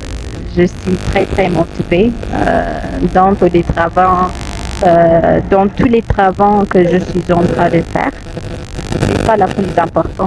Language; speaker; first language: French; non-native, fluent; Amharic